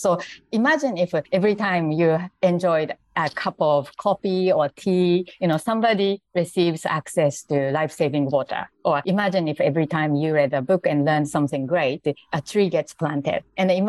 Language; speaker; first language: English; non-native, fluent; Japanese